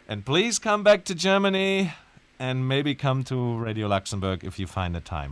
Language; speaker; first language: English; non-native, fluent; German